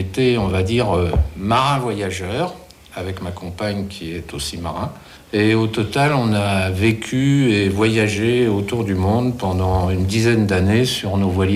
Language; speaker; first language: French; native; French